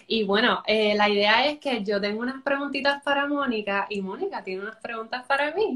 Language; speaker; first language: Spanish; native; Spanish